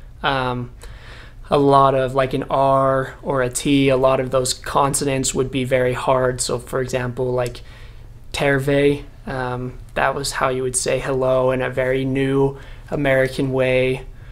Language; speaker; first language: English; native; English